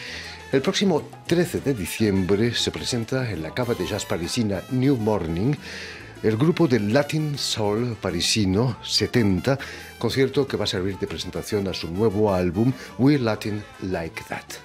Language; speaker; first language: Spanish; native; Spanish